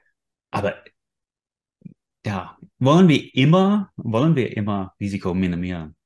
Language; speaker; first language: German; non-native, fluent; English